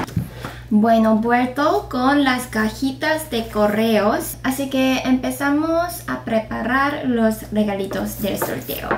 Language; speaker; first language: Spanish; non-native, fluent; Korean